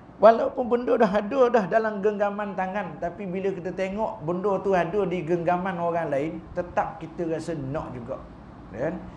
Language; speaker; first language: Malay; native; Malay